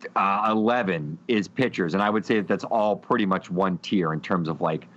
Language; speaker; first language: English; native; English